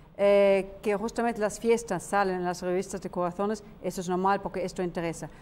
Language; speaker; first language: Spanish; non-native, fluent; German